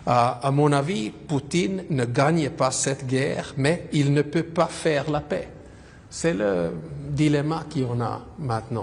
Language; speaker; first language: French; non-native, fluent; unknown